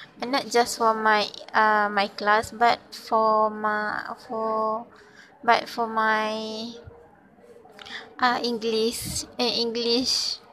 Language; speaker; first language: English; non-native, learner; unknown